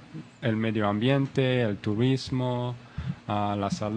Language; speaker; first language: Spanish; non-native, learner; English